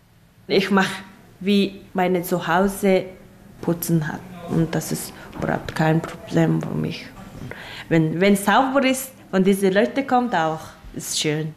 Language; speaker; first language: German; non-native, learner; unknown